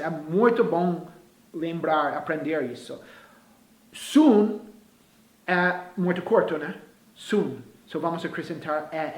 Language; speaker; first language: Portuguese; non-native, fluent; English